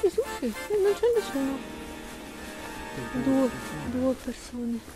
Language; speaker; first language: Italian; non-native, learner; Russian